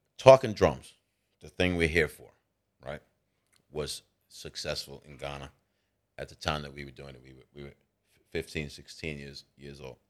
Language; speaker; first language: English; native; English